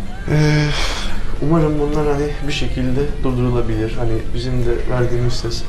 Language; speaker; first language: Turkish; non-native, local second language; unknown